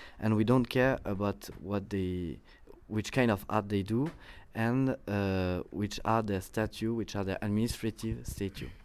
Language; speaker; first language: English; non-native, fluent; French